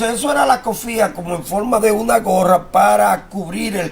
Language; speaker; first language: Spanish; native; Spanish